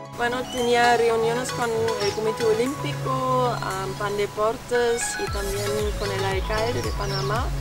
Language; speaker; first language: Spanish; non-native, fluent; German